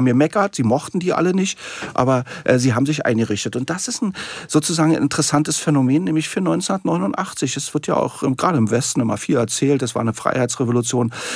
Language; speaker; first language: German; native; German